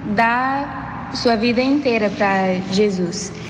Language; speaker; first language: Portuguese; non-native, learner; English